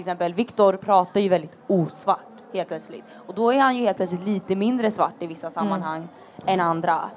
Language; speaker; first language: Swedish; early bilingual, other home language; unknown